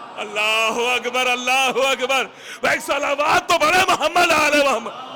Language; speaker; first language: Urdu; native; Urdu